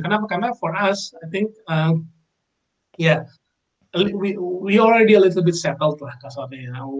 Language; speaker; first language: English; non-native, fluent; Indonesian